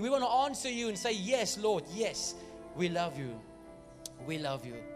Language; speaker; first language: English; non-native, local second language; Afrikaans